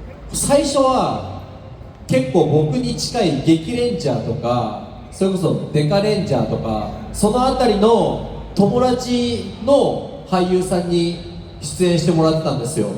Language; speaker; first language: Japanese; native; Japanese